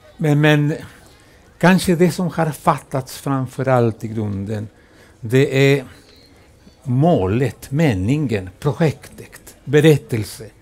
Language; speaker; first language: Swedish; non-native, fluent; Spanish